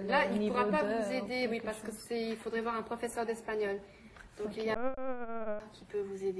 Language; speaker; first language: French; native; French